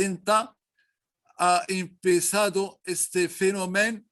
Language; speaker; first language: Spanish; non-native, learner; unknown